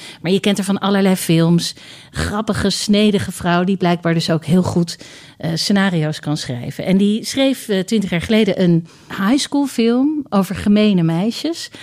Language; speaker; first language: Dutch; native; Dutch